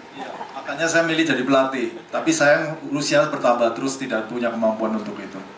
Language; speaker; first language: Indonesian; native; Indonesian